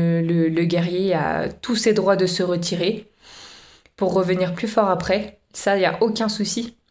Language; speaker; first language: French; native; French